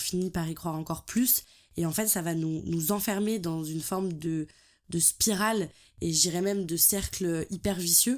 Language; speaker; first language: French; native; French